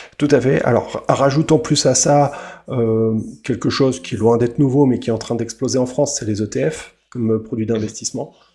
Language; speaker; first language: French; native; French